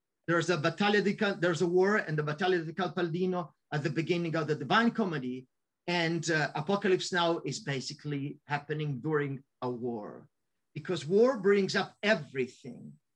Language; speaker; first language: English; non-native, fluent; Italian